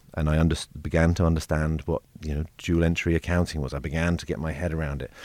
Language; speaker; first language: English; native; English